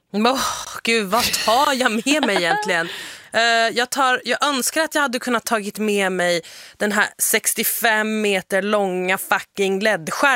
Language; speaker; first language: Swedish; native; Swedish